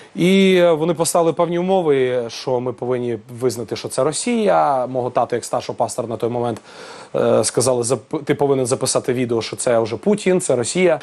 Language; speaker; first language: Ukrainian; non-native, local second language; Russian